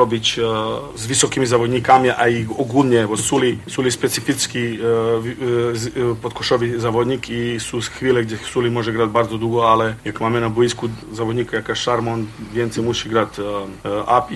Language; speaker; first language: Polish; non-native, fluent; Croatian